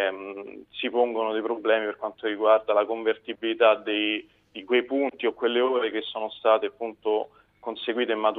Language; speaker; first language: Italian; native; Italian